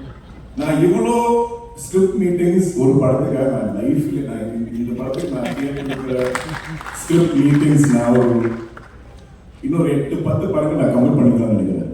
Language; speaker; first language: Tamil; non-native, fluent; Malayalam